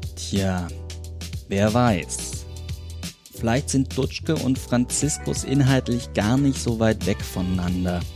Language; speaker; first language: German; native; German